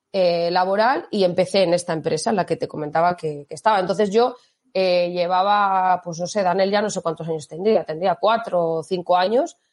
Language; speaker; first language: Spanish; native; Spanish